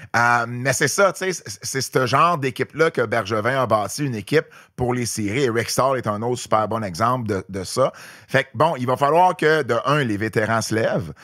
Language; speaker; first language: French; native; French